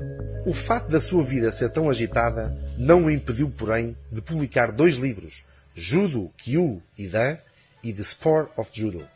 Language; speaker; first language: Portuguese; native; Portuguese